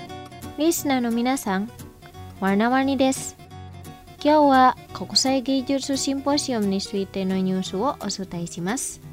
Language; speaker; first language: Japanese; non-native, fluent; Indonesian